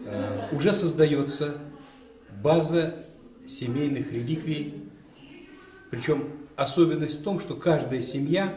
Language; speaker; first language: Russian; native; Russian